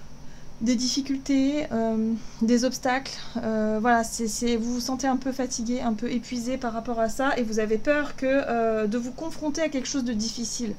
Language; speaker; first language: French; native; French